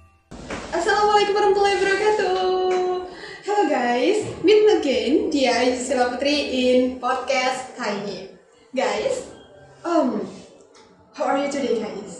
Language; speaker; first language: English; non-native, learner; Indonesian